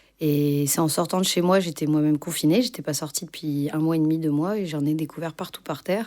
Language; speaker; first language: French; native; French